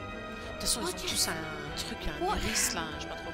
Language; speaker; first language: French; native; French